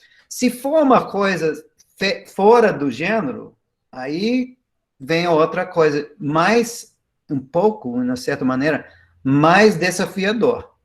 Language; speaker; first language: Portuguese; non-native, fluent; English